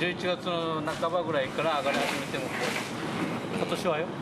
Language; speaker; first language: Japanese; native; Japanese